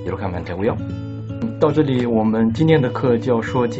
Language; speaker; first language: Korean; non-native, fluent; Chinese